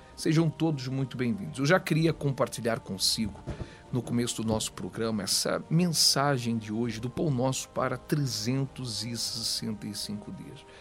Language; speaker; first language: Portuguese; native; Portuguese